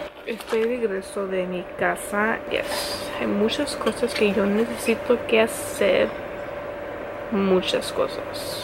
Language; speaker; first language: Spanish; early bilingual, other home language; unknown